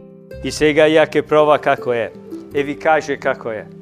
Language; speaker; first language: Macedonian; non-native, learner; Italian